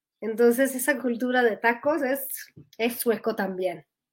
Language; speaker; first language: Spanish; non-native, fluent; Swedish